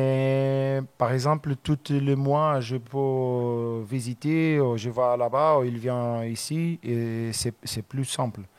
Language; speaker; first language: French; non-native, learner; Portuguese